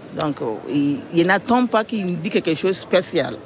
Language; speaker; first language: French; non-native, learner; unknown